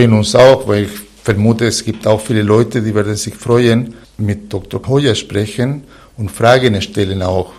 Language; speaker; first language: German; non-native, fluent; Spanish